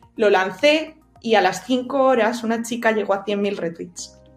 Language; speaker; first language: Spanish; native; Spanish